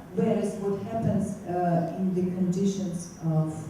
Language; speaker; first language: English; non-native, fluent; Russian